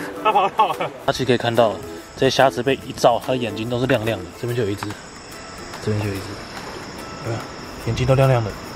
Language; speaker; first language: Chinese; native; Chinese